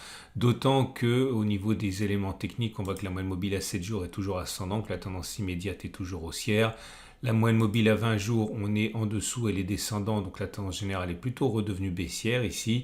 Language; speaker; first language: French; native; French